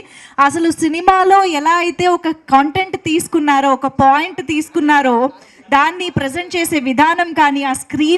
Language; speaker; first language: Telugu; native; Telugu